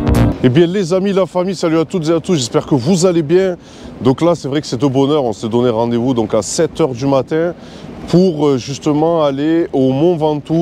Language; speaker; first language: French; native; French